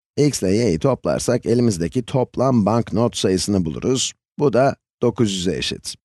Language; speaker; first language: Turkish; native; Turkish